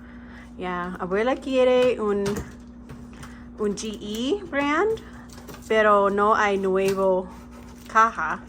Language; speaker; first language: Spanish; non-native, learner; English